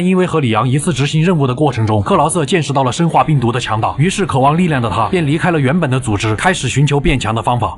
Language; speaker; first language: Chinese; native; Chinese